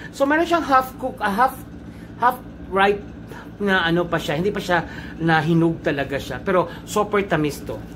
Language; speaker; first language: Filipino; non-native, local second language; Cebuano